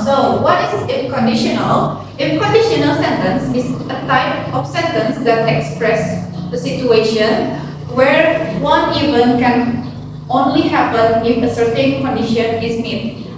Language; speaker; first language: English; non-native, fluent; Indonesian